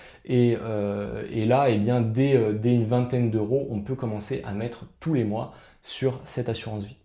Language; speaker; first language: French; native; French